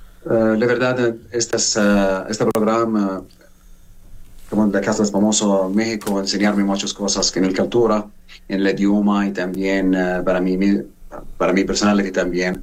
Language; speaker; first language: Spanish; non-native, learner; Arabic